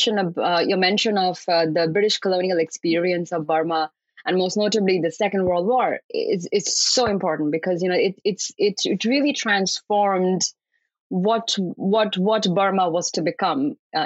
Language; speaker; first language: English; non-native, local second language; Bangla